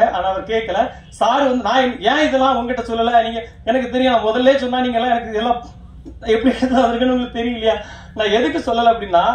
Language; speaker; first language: Tamil; native; Tamil